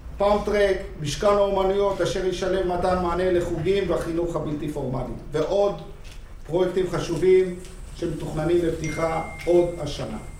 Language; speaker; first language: Hebrew; native; Hebrew